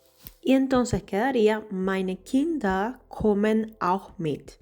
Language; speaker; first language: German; non-native, fluent; Spanish